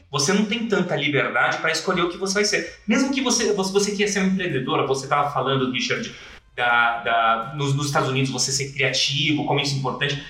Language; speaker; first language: Portuguese; native; Portuguese